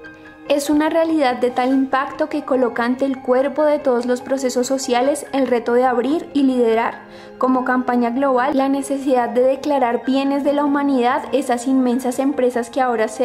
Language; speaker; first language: Spanish; native; Spanish